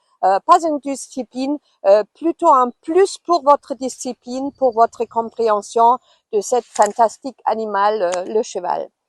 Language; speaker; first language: French; non-native, fluent; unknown